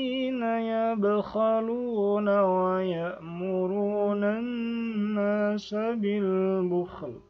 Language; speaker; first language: Arabic; non-native, fluent; Indonesian